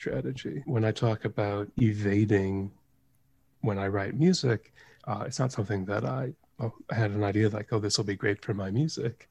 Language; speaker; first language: English; native; English